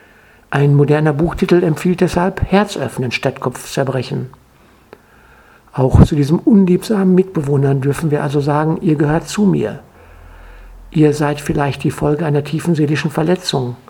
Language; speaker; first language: German; native; German